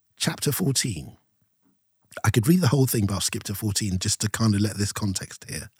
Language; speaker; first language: English; non-native, local second language; Yoruba